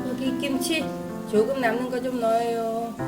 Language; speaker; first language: Korean; non-native, learner; Vietnamese